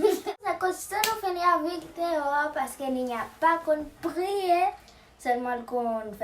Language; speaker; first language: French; non-native, learner; Haitian Creole